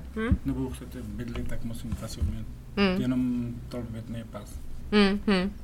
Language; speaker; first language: Czech; non-native, learner; Pashto